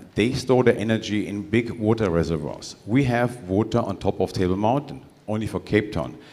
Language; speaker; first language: English; non-native, fluent; German